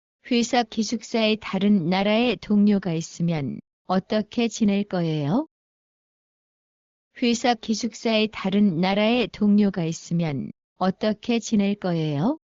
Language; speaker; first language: Korean; non-native, learner; Bangla